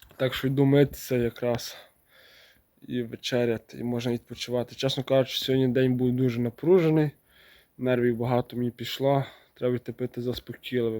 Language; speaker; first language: Ukrainian; native; Ukrainian